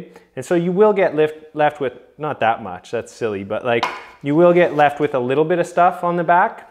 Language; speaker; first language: English; native; English